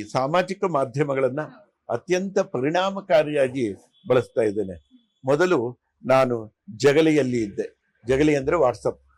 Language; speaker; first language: Kannada; non-native, local second language; Telugu